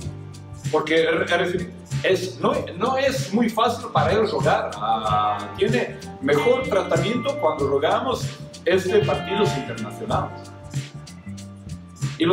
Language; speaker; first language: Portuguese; non-native, learner; Croatian